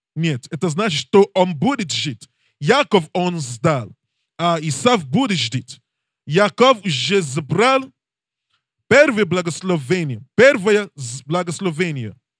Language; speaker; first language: Russian; non-native, learner; English